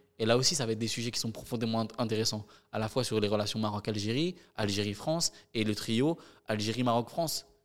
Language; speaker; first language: French; native; French